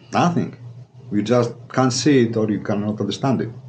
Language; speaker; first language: English; non-native, fluent; Greek